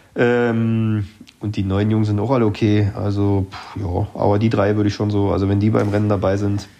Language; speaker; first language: German; native; German